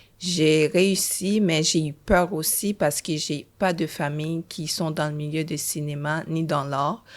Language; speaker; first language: French; early bilingual, other home language; Haitian Creole